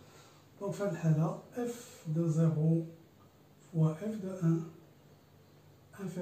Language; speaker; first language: French; non-native, local second language; Arabic